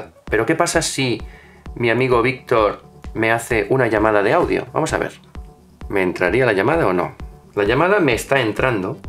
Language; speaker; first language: Spanish; native; Spanish